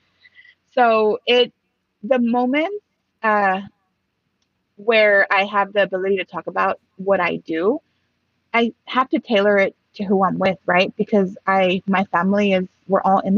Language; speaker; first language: English; early bilingual, other home language; Spanish